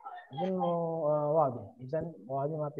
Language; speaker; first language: Arabic; non-native, fluent; Indonesian